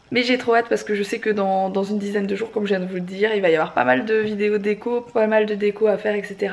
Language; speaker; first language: French; native; French